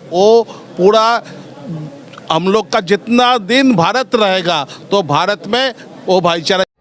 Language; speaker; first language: Hindi; non-native, local second language; Bangla